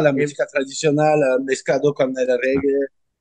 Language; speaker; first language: Italian; non-native, learner; Spanish